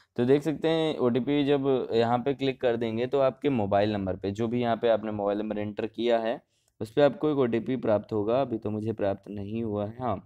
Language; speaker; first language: Hindi; native; Hindi